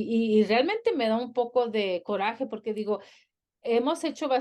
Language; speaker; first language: Spanish; early bilingual, heritage; Spanish